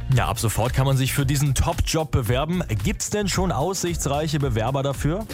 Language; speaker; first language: German; native; German